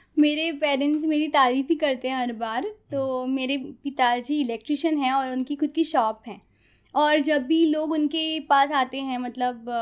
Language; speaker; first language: Hindi; non-native, local second language; Konkani